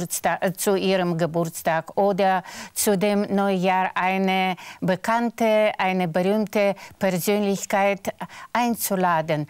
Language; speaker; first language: German; non-native, fluent; Russian